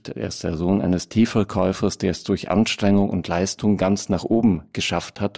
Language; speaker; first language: German; native; German